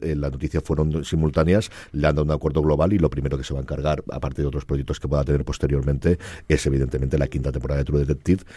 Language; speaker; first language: Spanish; native; Spanish